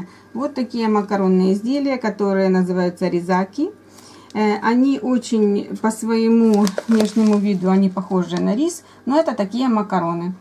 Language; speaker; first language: Russian; native; Russian